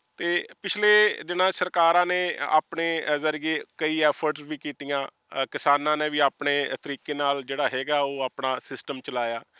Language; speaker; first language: Punjabi; native; Punjabi